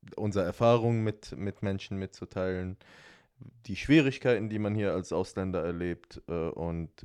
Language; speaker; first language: German; non-native, fluent; Arabic